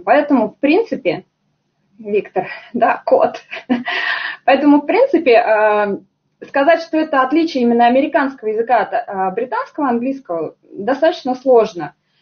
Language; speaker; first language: Russian; native; Russian